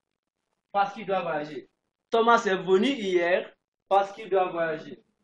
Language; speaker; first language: French; non-native, fluent; English